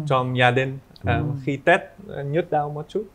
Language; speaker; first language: Vietnamese; non-native, learner; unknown